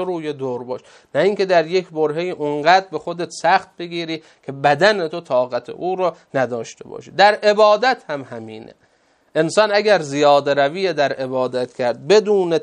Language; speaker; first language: Persian; native; Persian